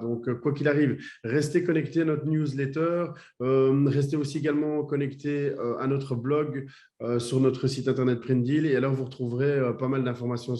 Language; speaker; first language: French; native; French